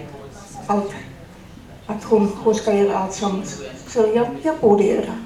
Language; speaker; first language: Swedish; non-native, fluent; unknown